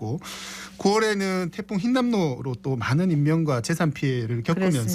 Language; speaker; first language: Korean; native; Korean